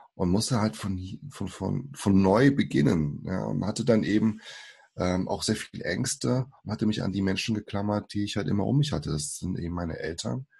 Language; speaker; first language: German; early bilingual, other home language; Portuguese